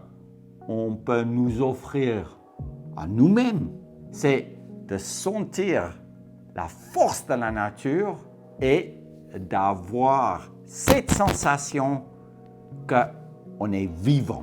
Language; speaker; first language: French; non-native, fluent; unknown